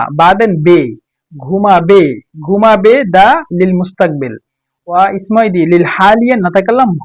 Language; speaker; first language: Arabic; non-native, fluent; Bangla